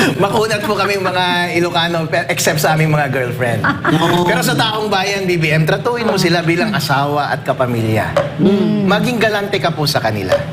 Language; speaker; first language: Filipino; non-native, local second language; Iloko